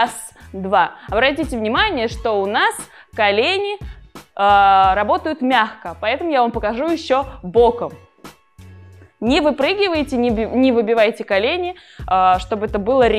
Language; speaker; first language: Russian; native; Russian